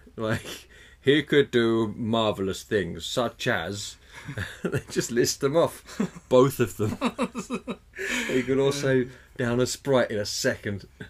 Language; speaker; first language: English; native; English